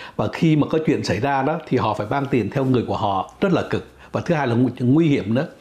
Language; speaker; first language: Vietnamese; native; Vietnamese